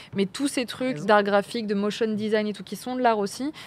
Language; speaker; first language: French; native; French